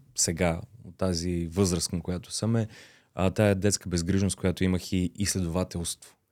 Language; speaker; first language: Bulgarian; native; Bulgarian